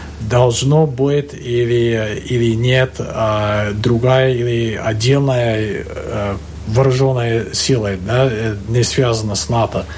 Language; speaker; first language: Russian; non-native, fluent; English